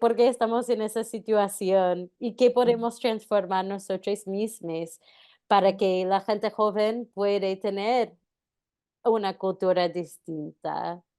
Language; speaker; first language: Spanish; non-native, fluent; English